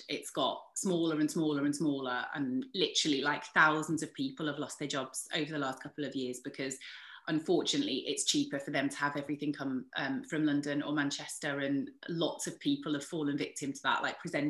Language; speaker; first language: English; native; English